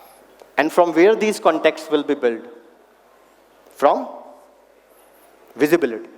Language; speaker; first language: English; non-native, local second language; Hindi